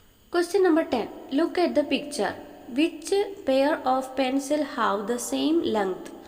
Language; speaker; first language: English; non-native, local second language; Malayalam